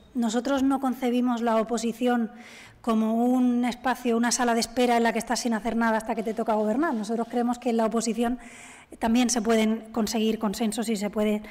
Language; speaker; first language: Spanish; native; Spanish